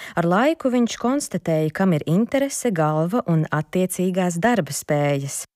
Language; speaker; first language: Latvian; non-native, local second language; Ukrainian